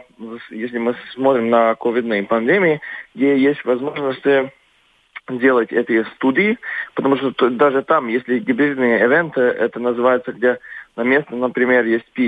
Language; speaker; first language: Russian; non-native, local second language; Latvian